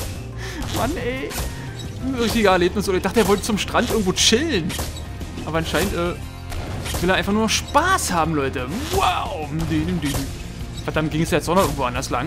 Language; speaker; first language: German; native; German